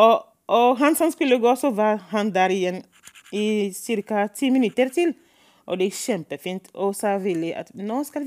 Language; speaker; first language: Norwegian; non-native, fluent; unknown